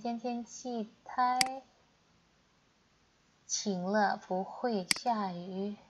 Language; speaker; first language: Chinese; non-native, fluent; Indonesian